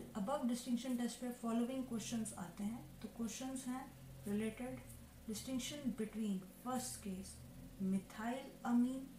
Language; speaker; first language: Hindi; native; Hindi